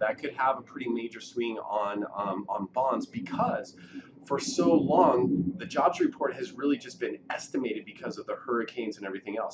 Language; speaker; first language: English; native; English